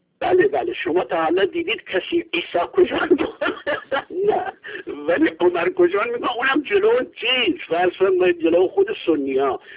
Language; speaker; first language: Persian; non-native, local second language; Kurdish